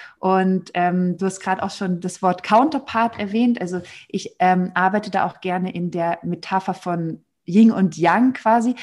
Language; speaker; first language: German; native; German